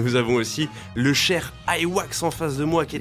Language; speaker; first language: French; native; French